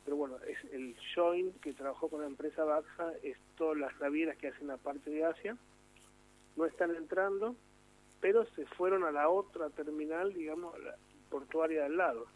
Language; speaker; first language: Spanish; native; Spanish